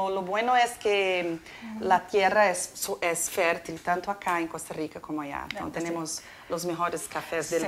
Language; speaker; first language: Spanish; non-native, learner; Portuguese